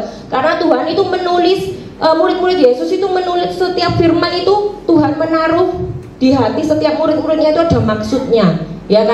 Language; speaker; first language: Indonesian; native; Indonesian